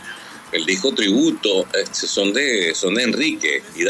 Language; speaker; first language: Spanish; native; Spanish